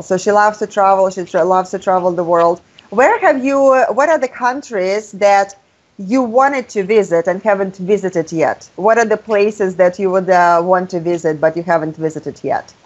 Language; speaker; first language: English; non-native, fluent; Russian